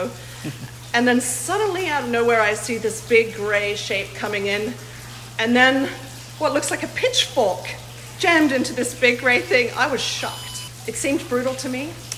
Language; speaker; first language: English; native; English